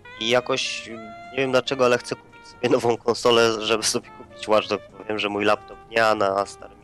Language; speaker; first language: Polish; native; Polish